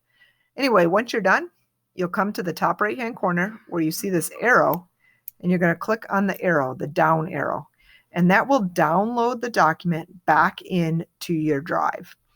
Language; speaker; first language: English; native; English